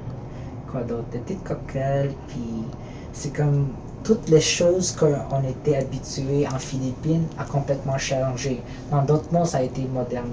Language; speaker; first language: French; early bilingual, other home language; Filipino